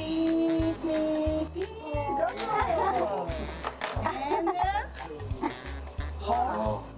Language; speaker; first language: English; non-native, learner; Japanese